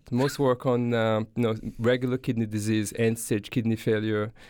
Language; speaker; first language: English; non-native, fluent; Haitian Creole